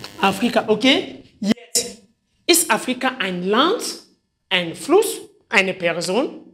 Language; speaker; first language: German; non-native, fluent; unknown